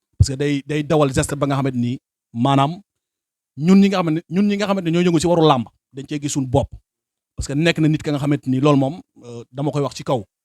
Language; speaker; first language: Wolof; native; Wolof